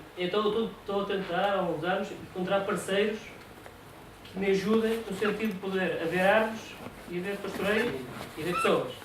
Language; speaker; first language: Portuguese; native; Portuguese